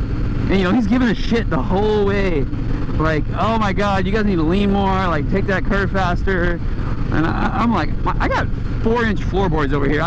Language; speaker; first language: English; native; English